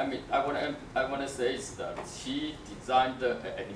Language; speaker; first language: English; non-native, learner; Chinese